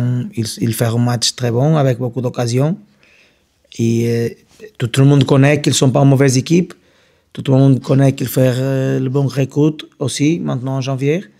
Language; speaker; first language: French; non-native, fluent; Portuguese